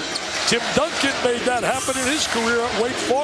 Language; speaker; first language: English; native; English